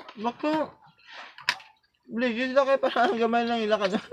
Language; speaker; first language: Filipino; non-native, local second language; Hiligaynon